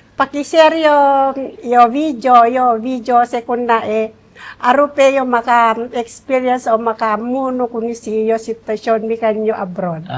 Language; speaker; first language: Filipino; non-native, local second language; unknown